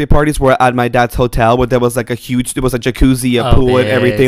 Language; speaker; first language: English; non-native, fluent; Spanish